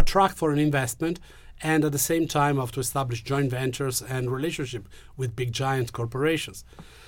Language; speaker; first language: English; non-native, fluent; Italian